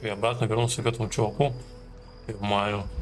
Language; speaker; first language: Russian; native; Russian